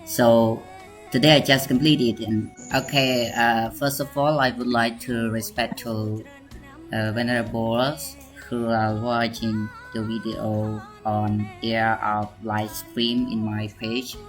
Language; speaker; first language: English; non-native, learner; Khmer